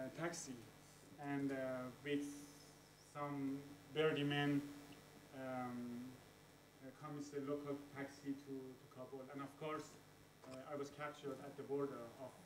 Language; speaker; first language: English; non-native, fluent; Persian